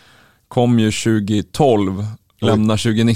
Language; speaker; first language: Swedish; native; Swedish